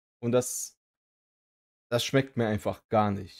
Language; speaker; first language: German; native; German